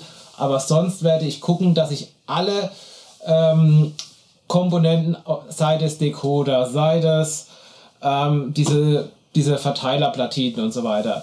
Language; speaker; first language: German; native; German